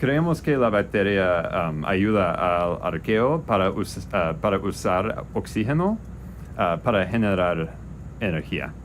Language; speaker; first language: Spanish; non-native, learner; English